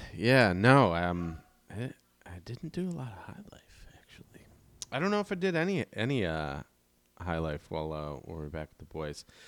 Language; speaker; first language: English; native; English